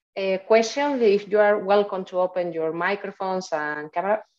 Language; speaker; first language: English; non-native, fluent; Spanish